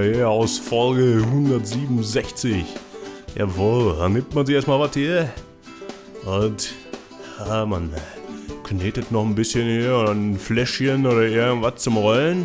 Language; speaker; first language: German; native; German